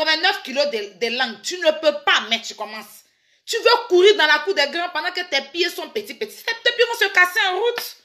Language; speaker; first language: French; native; French